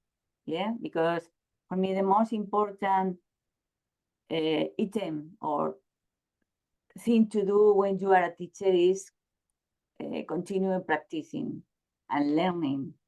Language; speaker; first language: English; non-native, learner; Spanish